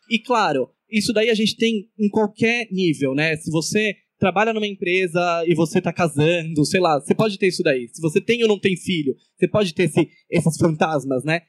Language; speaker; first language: Portuguese; native; Portuguese